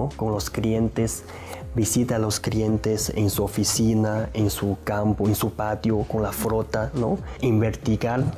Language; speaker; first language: Spanish; non-native, learner; Chinese